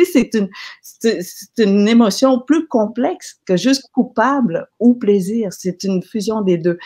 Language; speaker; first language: French; early bilingual, other home language; Vietnamese